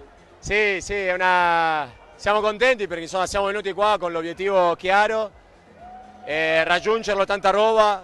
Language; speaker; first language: Italian; non-native, fluent; Spanish